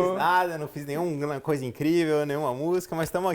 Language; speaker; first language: Portuguese; native; Portuguese